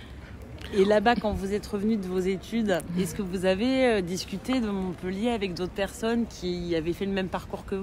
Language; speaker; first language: French; native; French